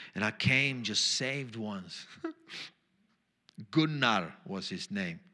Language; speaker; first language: English; non-native, fluent; German